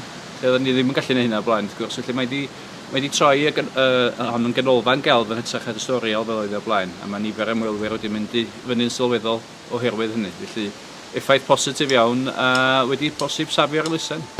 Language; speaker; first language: Welsh; native; Welsh